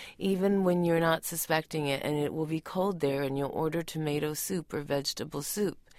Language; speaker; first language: English; early bilingual, other home language; Tamil